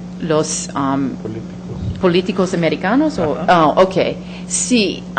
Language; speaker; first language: Spanish; non-native, fluent; English